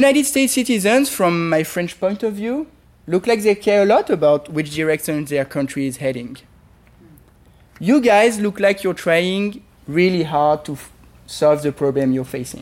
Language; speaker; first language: English; non-native, fluent; French